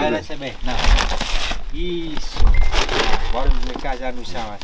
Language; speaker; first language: Portuguese; non-native, learner; Vietnamese